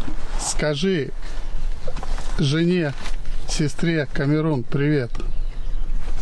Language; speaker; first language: Russian; native; Russian